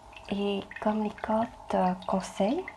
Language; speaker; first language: French; non-native, fluent; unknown